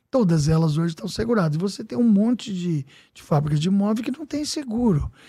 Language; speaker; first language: Portuguese; native; Portuguese